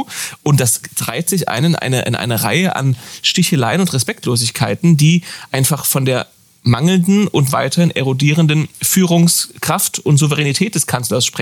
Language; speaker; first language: German; native; German